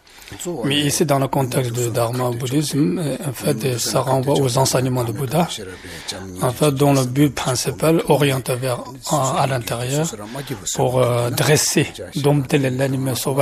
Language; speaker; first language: French; non-native, fluent; Tibetan